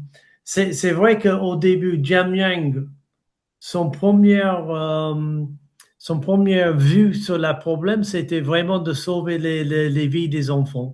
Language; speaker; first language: French; non-native, fluent; English